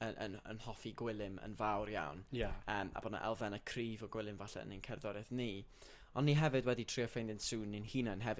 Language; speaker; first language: Welsh; native; Welsh